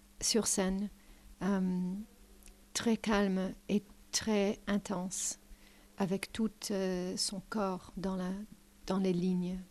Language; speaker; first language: French; non-native, learner; English